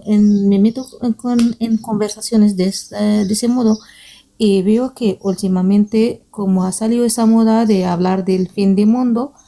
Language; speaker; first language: Spanish; non-native, fluent; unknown